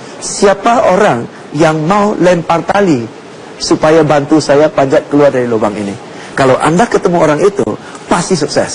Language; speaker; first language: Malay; non-native, fluent; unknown